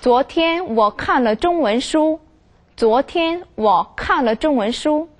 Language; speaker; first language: Chinese; non-native, fluent; Korean